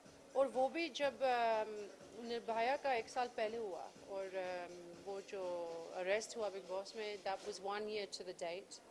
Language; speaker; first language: Hindi; early bilingual, heritage; English